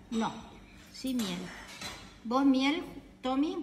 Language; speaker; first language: Spanish; native; Spanish